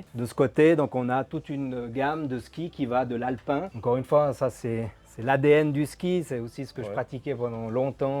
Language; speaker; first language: French; native; French